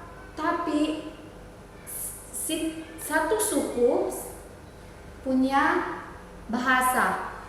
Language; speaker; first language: Indonesian; non-native, learner; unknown